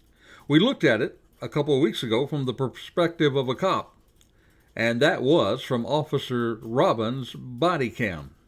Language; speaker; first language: English; native; English